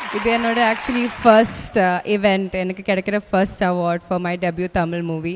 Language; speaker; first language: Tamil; non-native, learner; Malayalam